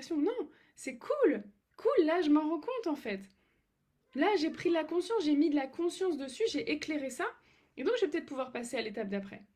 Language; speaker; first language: French; native; French